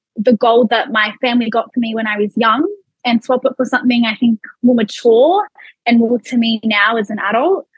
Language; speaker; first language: English; early bilingual, other home language; Arabic